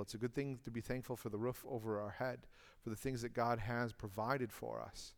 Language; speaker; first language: English; native; English